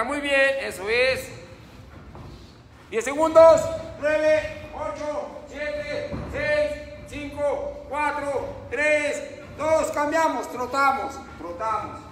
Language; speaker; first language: Spanish; native; Spanish